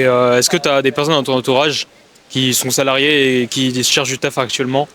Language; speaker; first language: French; native; French